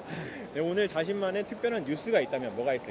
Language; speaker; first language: Korean; native; Korean